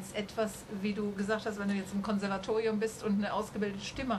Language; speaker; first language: German; native; German